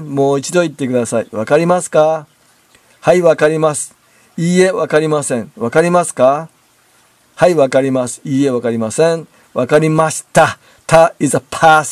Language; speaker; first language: Japanese; native; Japanese